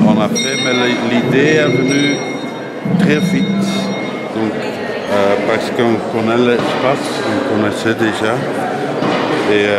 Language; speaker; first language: French; non-native, local second language; Dutch